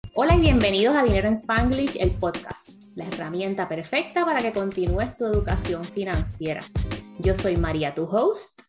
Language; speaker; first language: Spanish; early bilingual, heritage; Spanish